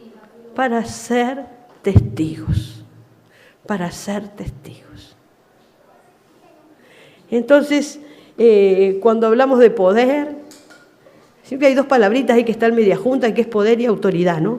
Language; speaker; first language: Spanish; native; Spanish